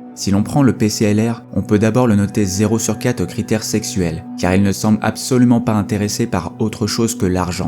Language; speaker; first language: French; native; French